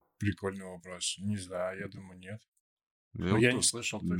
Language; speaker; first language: Russian; native; Russian